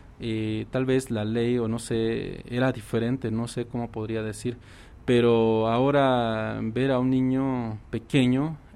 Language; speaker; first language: Spanish; non-native, local second language; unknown